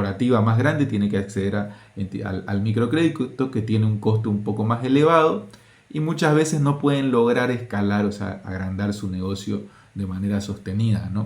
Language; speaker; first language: Spanish; native; Spanish